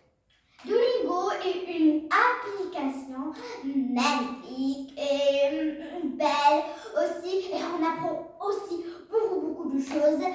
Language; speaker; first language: French; non-native, learner; Arabic